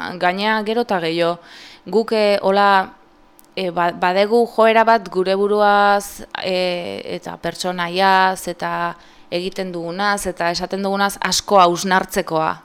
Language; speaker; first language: Basque; native; Basque